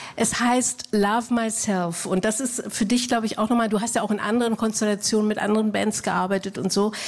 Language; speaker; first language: German; native; German